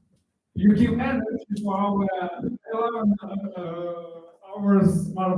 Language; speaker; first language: English; non-native, learner; Russian